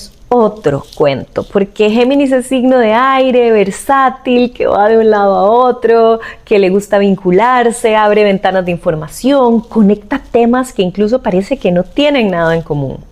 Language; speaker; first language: Spanish; native; Spanish